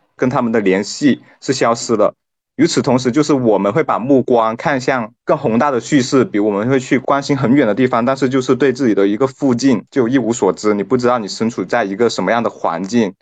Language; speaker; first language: Chinese; non-native, local second language; Cantonese